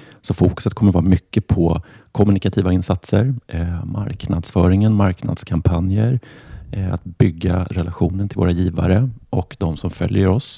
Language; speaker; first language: Swedish; native; Swedish